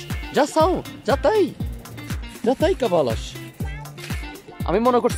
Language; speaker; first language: Portuguese; non-native, learner; Bangla